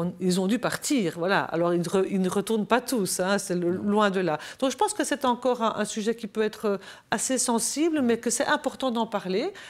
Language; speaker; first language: French; native; French